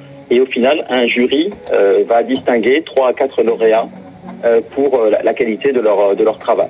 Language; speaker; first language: French; native; French